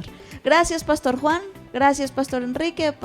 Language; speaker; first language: Spanish; native; Spanish